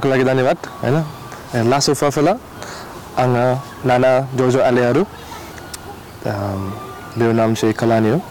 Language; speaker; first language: Nepali; non-native, learner; English